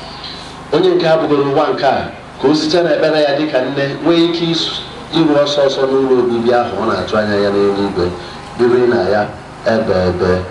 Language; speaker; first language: Igbo; native; Igbo